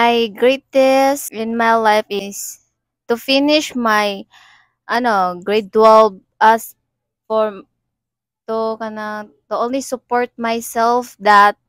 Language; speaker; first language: English; non-native, learner; Cebuano